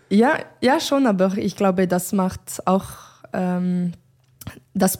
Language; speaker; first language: German; non-native, learner; French